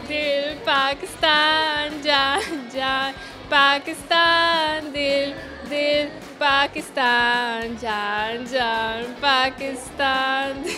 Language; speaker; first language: Urdu; early bilingual, heritage; Urdu